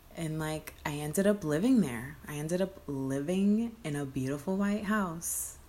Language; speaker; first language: English; early bilingual, other home language; Spanish